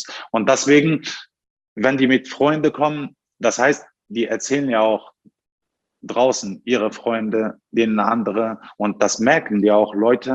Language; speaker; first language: German; non-native, fluent; Turkish